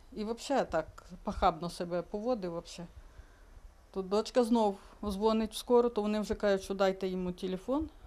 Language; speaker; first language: Ukrainian; native; Ukrainian